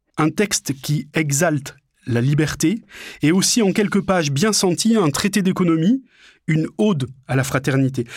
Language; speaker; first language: French; native; French